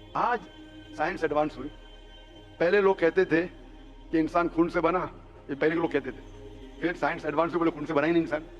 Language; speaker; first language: Hindi; non-native, local second language; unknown